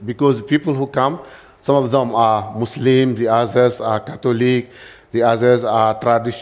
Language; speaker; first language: English; non-native, learner; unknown